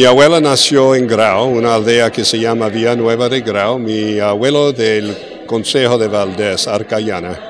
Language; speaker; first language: Spanish; early bilingual, heritage; English